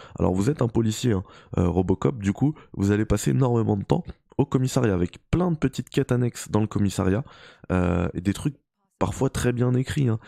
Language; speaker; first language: French; native; French